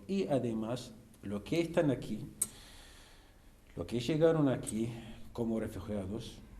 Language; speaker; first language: Spanish; non-native, fluent; Arabic